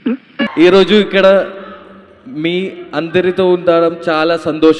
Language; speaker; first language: Telugu; non-native, learner; Malayalam